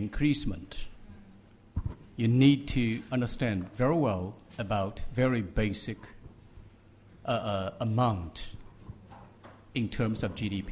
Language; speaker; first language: English; non-native, fluent; Chinese